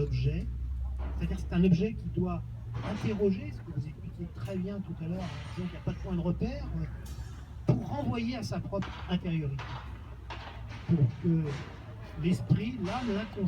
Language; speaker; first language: French; native; French